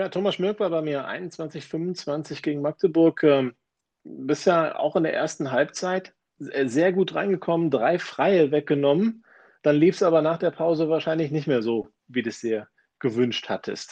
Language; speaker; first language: German; native; German